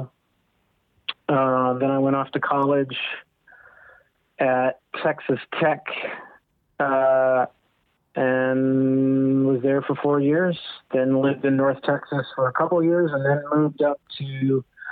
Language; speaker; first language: English; native; English